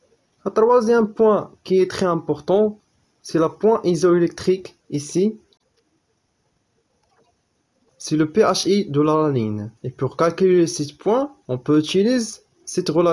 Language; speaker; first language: French; non-native, local second language; Arabic